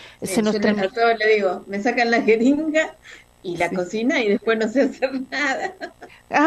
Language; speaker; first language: Spanish; native; Spanish